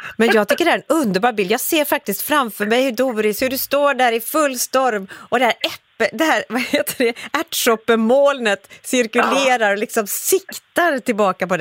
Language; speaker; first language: Swedish; native; Swedish